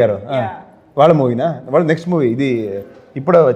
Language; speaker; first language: Telugu; non-native, learner; Kannada